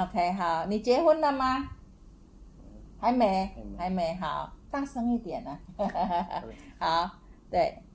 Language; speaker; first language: Chinese; non-native, fluent; Indonesian